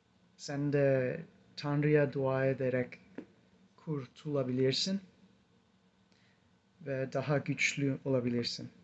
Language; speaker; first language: Turkish; non-native, fluent; English